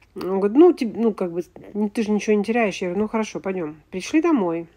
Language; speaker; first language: Russian; native; Russian